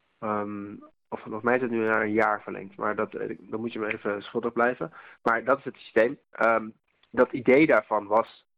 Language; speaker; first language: Dutch; native; Dutch